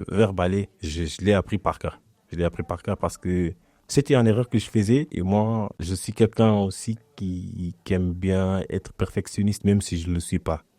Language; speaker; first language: French; non-native, fluent; Portuguese